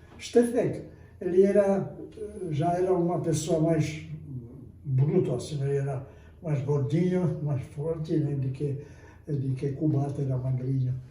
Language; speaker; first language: Portuguese; non-native, fluent; Czech